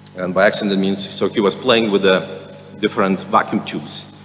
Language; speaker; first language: English; non-native, fluent; Lithuanian